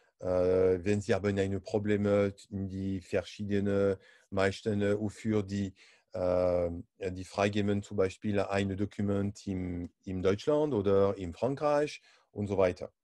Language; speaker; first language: German; non-native, learner; French